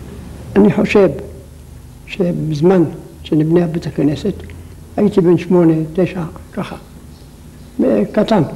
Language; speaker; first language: Hebrew; non-native, local second language; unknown